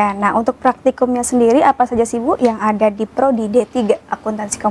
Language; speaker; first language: Indonesian; native; Indonesian